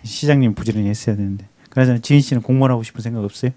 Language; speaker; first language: Korean; native; Korean